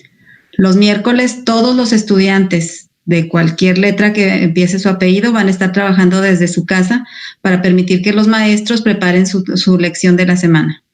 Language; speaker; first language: Spanish; native; Spanish